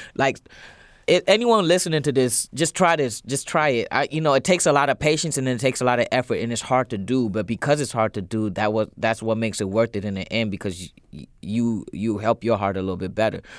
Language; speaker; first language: English; native; English